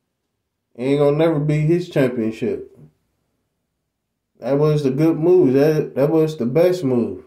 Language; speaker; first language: English; native; English